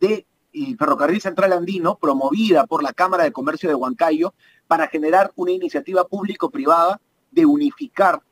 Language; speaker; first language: Spanish; native; Spanish